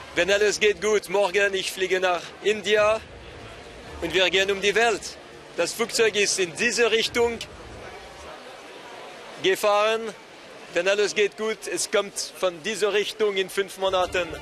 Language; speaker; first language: German; non-native, local second language; French